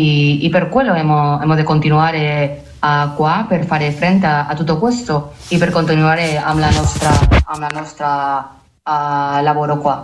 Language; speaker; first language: Italian; non-native, learner; Spanish